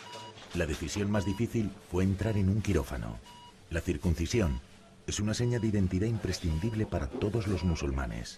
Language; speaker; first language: Spanish; native; Spanish